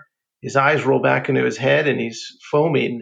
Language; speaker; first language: English; native; English